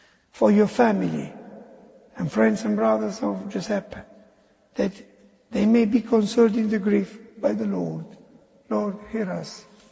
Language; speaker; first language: English; non-native, fluent; Italian